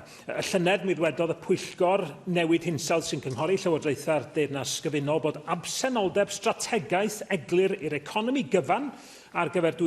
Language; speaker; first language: Welsh; native; Welsh